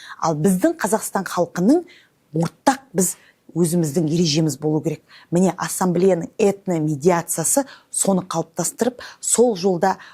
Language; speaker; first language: Kazakh; native; Kazakh